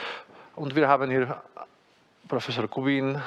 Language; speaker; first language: German; non-native, fluent; Czech